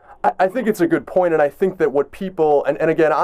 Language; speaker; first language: English; native; English